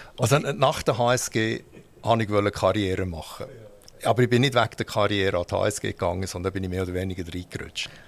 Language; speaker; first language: German; early bilingual, heritage; German